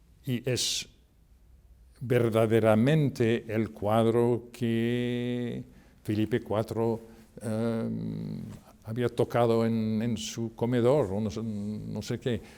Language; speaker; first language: Spanish; non-native, fluent; French